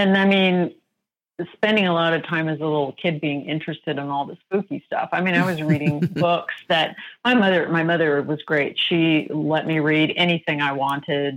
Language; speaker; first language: English; native; English